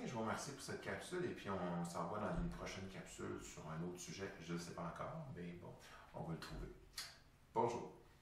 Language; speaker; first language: French; native; French